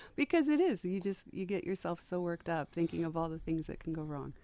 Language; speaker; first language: English; native; English